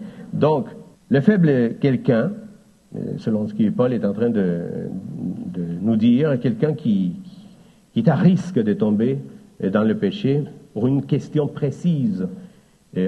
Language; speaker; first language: French; native; French